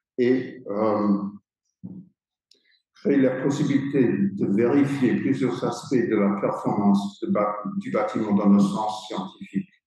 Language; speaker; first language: French; non-native, fluent; English